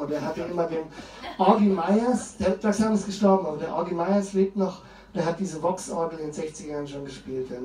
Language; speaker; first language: German; native; German